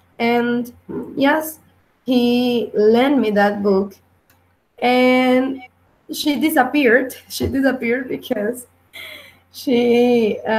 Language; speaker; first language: English; non-native, learner; Spanish